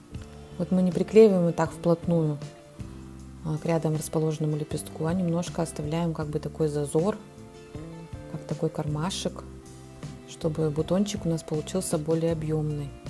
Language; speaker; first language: Russian; native; Russian